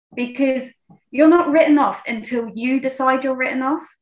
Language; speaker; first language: English; native; English